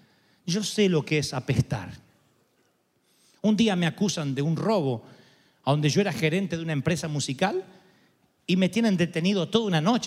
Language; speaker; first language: Spanish; native; Spanish